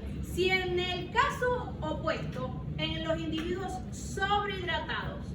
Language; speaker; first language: Spanish; native; Spanish